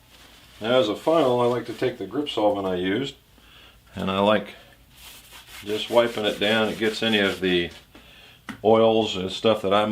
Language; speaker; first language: English; native; English